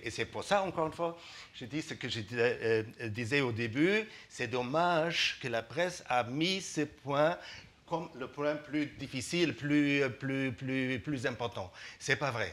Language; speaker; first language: French; non-native, fluent; German